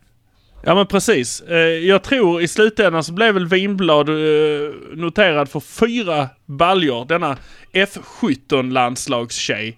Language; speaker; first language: Swedish; native; Swedish